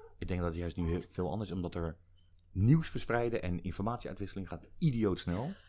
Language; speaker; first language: Dutch; native; Dutch